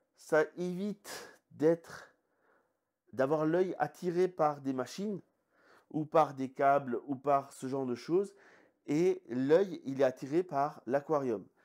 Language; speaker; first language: French; native; French